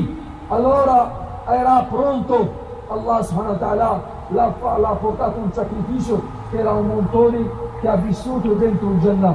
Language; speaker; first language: Italian; non-native, fluent; Arabic